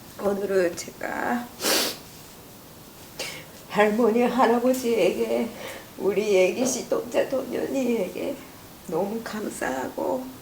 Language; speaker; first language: Korean; non-native, learner; Japanese